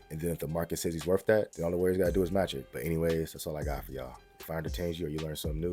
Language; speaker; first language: English; native; English